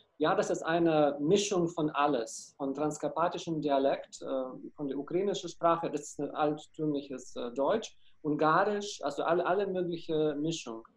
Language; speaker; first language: German; non-native, fluent; Ukrainian